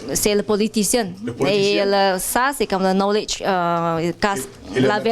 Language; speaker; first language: French; non-native, fluent; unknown